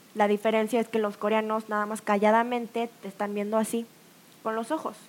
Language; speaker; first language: Spanish; non-native, fluent; Korean